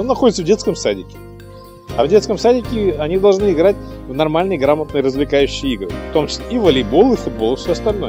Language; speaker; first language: Russian; native; Russian